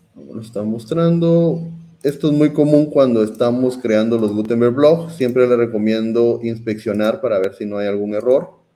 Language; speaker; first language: Spanish; native; Spanish